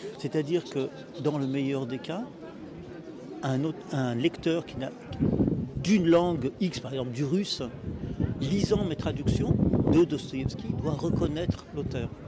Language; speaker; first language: French; early bilingual, other home language; Russian